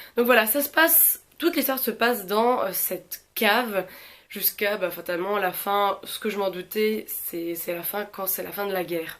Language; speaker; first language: French; native; French